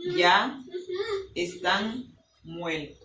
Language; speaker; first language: Spanish; non-native, learner; Haitian Creole